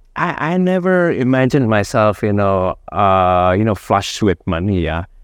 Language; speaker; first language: English; non-native, fluent; Indonesian